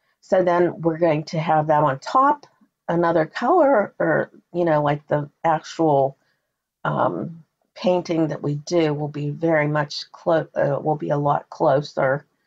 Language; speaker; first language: English; native; English